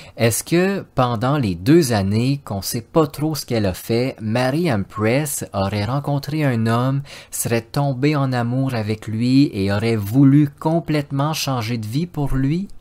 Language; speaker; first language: French; native; French